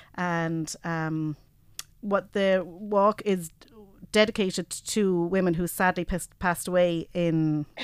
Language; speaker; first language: English; native; English